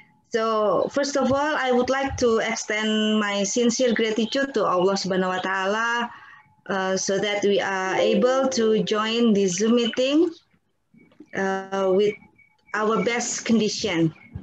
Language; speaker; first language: English; non-native, fluent; Indonesian